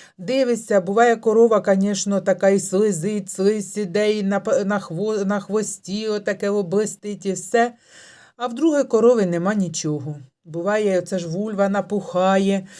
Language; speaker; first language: Ukrainian; native; Ukrainian